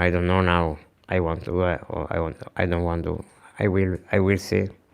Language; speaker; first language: English; non-native, learner; Italian